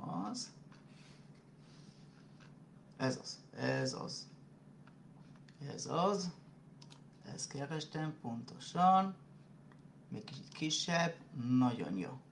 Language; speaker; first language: Hungarian; non-native, fluent; Hebrew